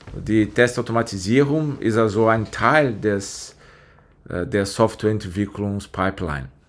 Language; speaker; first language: German; non-native, fluent; Portuguese